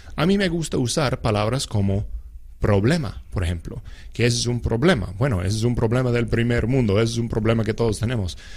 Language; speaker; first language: Spanish; non-native, fluent; English